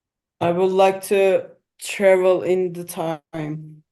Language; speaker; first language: English; non-native, learner; Turkish